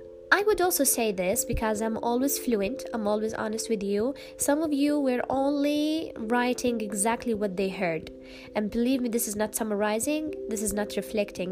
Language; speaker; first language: English; non-native, fluent; Arabic